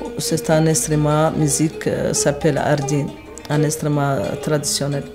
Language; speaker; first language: French; non-native, local second language; Arabic